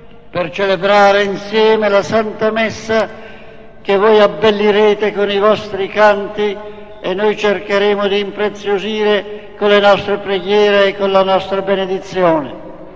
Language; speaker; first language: Italian; native; Italian